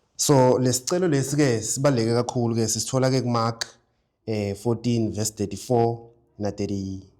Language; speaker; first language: Zulu; non-native, local second language; Swati